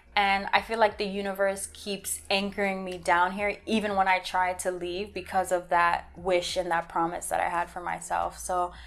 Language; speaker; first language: English; native; English